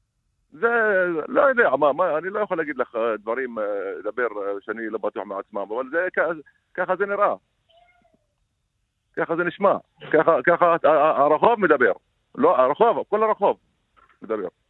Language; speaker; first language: Hebrew; non-native, local second language; Arabic